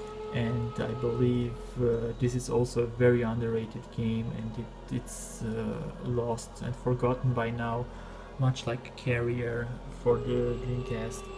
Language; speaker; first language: English; non-native, fluent; German